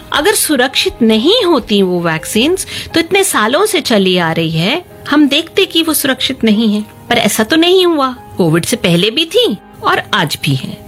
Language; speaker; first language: Hindi; native; Hindi